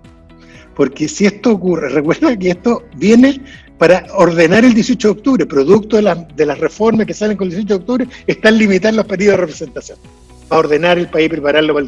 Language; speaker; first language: Spanish; native; Spanish